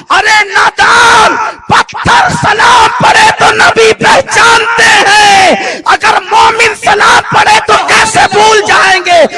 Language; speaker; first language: Urdu; native; Urdu